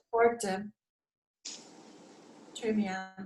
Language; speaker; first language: French; non-native, learner; English